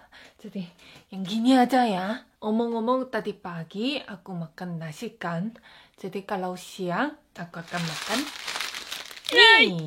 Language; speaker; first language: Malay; non-native, fluent; Korean